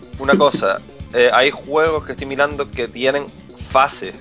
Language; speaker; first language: Spanish; native; Spanish